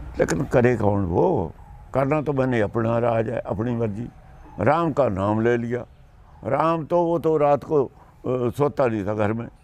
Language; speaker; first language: Hindi; non-native, local second language; Punjabi